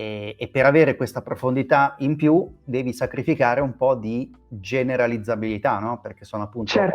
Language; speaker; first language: Italian; native; Italian